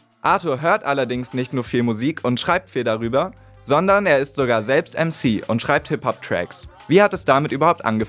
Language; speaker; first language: German; native; German